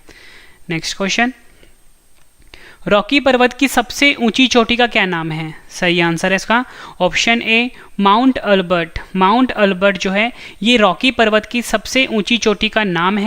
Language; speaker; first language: Hindi; native; Hindi